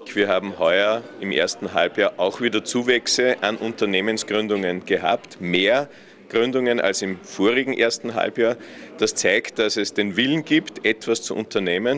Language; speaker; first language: German; native; German